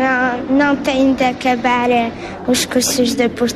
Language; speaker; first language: Portuguese; early bilingual, heritage; Portuguese